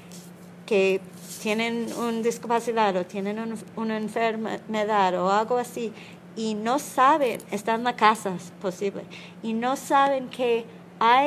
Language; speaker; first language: Spanish; non-native, learner; English